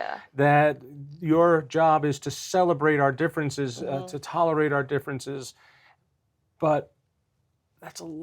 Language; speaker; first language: English; native; English